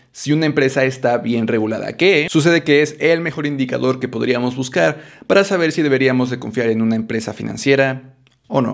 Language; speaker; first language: Spanish; native; Spanish